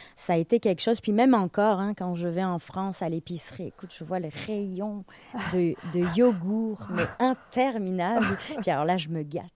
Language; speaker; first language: French; native; French